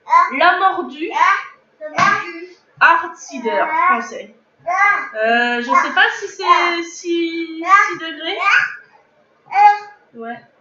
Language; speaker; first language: French; native; French